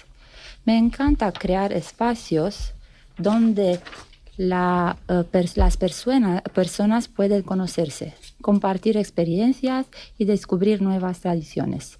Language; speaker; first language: Spanish; non-native, fluent; Romanian